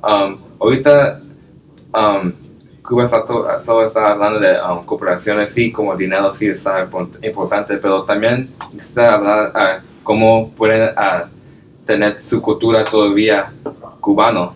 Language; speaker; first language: Spanish; non-native, learner; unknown